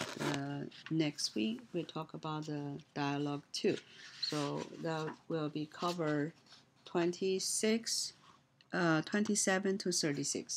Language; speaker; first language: English; non-native, learner; Chinese